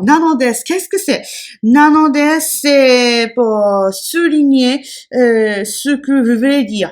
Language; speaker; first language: French; non-native, fluent; Japanese